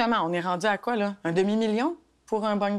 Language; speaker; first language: French; native; French